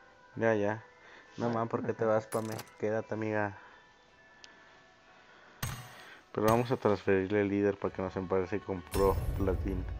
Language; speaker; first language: Spanish; native; Spanish